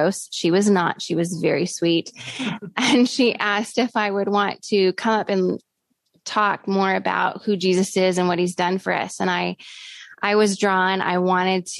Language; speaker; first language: English; native; English